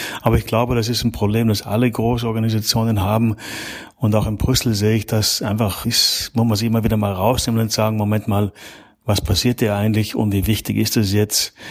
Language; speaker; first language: German; native; German